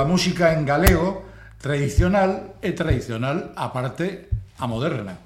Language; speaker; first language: Galician; non-native, local second language; Spanish